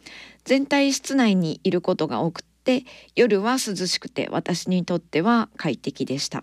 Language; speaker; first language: Japanese; native; Japanese